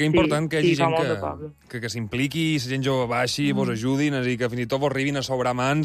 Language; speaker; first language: Catalan; native; Catalan